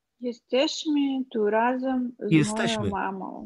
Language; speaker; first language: Polish; non-native, learner; Russian